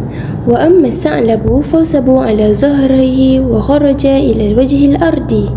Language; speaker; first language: Arabic; non-native, learner; Malay